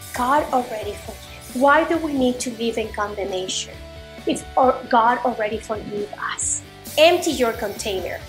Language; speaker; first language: English; non-native, fluent; Spanish